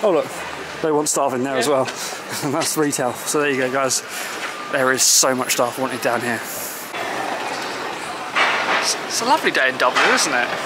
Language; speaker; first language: English; native; English